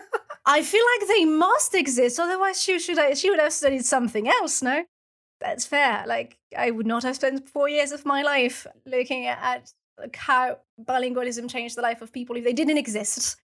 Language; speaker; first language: English; non-native, fluent; French